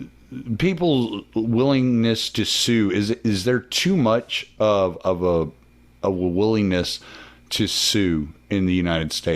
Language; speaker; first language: English; native; English